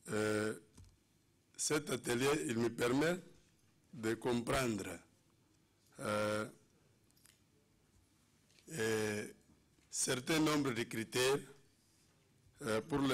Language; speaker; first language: French; non-native, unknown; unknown